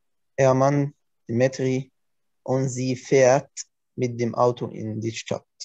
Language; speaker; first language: German; non-native, learner; Arabic